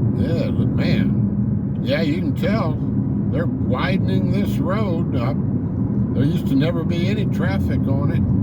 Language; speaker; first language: English; native; English